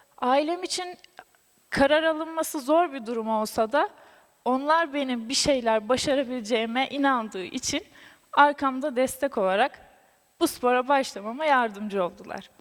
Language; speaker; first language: Turkish; native; Turkish